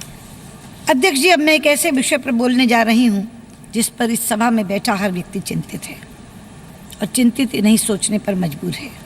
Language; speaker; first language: Hindi; native; Hindi